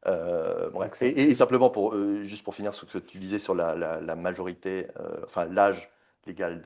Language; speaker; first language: French; native; French